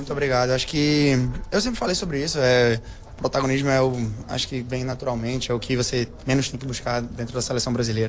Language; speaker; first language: Portuguese; native; Portuguese